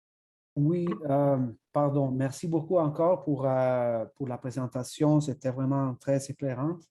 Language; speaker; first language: French; non-native, fluent; Italian